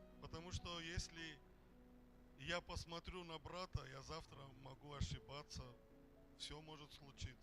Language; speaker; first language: Russian; non-native, fluent; Armenian